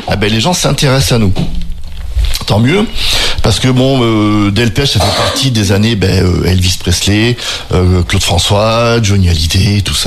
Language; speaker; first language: French; native; French